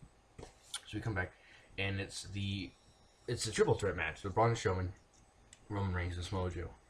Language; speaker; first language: English; native; English